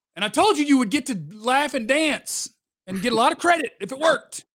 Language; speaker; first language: English; native; English